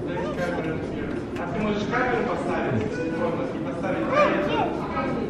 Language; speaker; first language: English; native; English